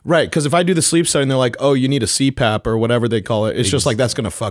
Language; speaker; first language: English; native; English